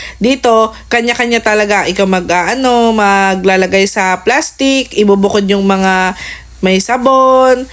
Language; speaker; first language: Filipino; native; Filipino